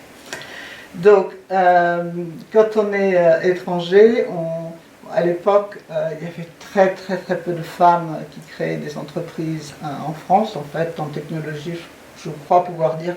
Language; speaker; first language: French; native; French